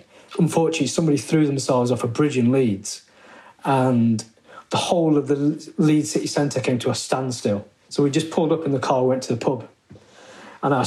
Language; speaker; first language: English; native; English